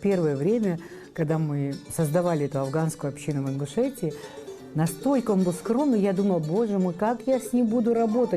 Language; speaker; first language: Russian; native; Russian